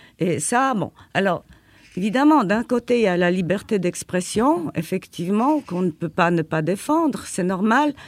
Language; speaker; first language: French; non-native, fluent; Polish